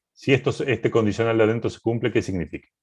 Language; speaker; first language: Spanish; native; Spanish